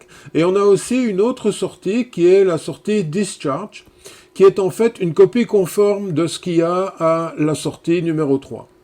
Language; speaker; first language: French; native; French